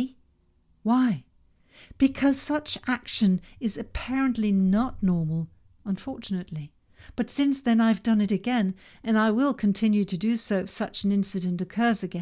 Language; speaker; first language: English; non-native, fluent; Danish